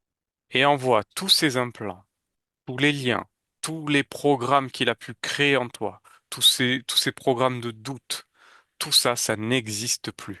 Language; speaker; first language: French; native; French